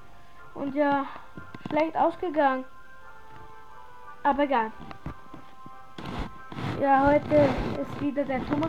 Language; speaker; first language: German; early bilingual, other home language; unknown